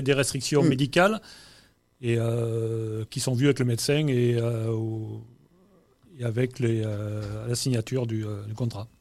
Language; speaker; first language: French; native; French